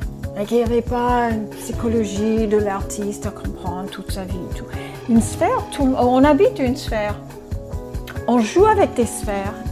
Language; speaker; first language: French; non-native, fluent; English